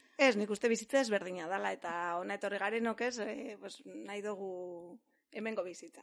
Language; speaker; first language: Basque; non-native, fluent; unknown